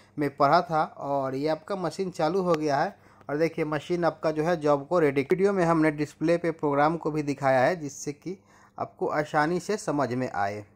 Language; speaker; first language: Hindi; native; Hindi